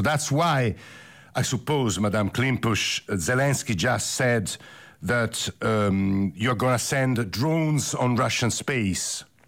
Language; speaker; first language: English; non-native, fluent; Italian